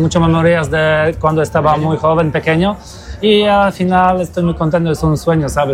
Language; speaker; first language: Spanish; non-native, learner; Polish